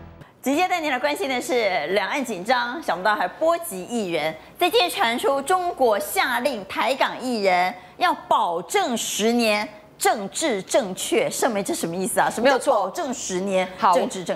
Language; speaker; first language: Chinese; native; Chinese